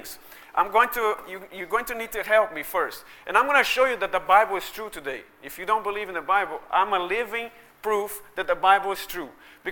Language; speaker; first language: English; early bilingual, other home language; Portuguese